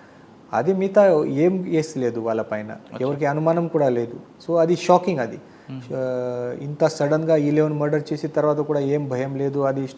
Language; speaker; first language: Telugu; non-native, learner; Marathi